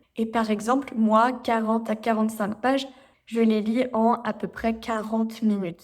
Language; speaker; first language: French; native; French